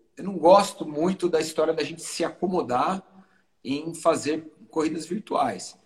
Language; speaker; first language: Portuguese; native; Portuguese